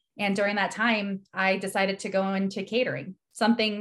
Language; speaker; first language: English; native; English